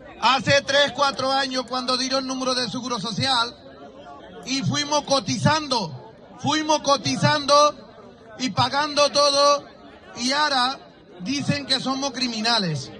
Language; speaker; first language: Spanish; non-native, learner; Punjabi